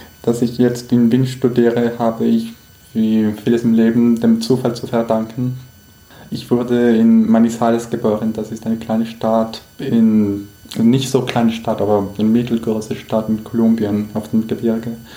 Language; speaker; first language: German; non-native, fluent; Spanish